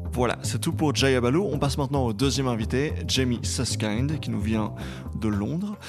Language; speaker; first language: French; native; French